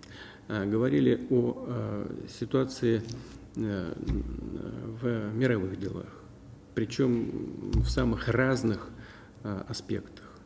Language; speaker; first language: Russian; native; Russian